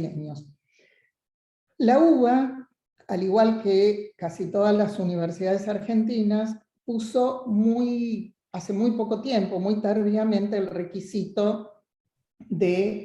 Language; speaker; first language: Spanish; native; Spanish